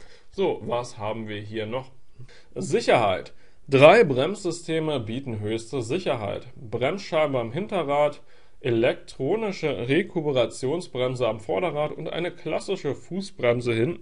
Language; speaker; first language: German; native; German